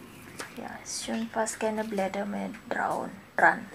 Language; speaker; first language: German; non-native, fluent; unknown